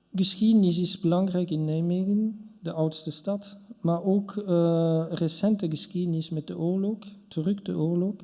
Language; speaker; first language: Dutch; non-native, local second language; French